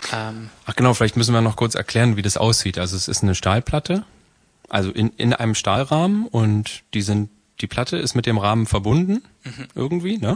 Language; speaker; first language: German; native; German